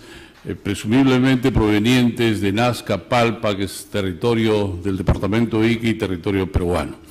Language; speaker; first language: Spanish; native; Spanish